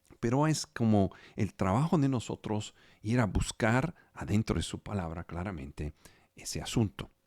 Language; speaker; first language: Spanish; non-native, fluent; Italian